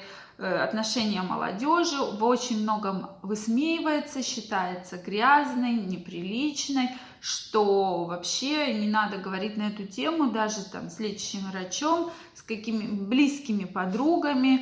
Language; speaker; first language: Russian; native; Russian